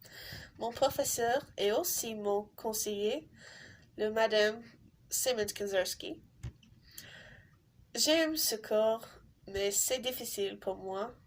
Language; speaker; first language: French; non-native, learner; English